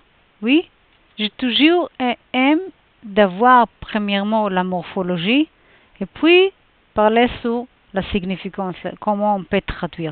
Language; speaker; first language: French; non-native, fluent; Hebrew